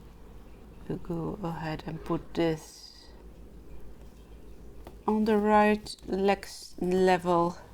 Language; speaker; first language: English; non-native, fluent; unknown